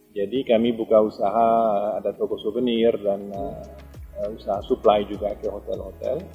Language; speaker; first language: Indonesian; non-native, fluent; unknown